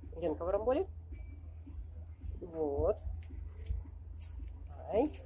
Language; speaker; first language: Russian; native; Russian